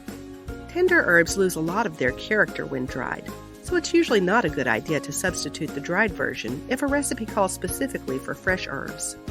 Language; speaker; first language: English; native; English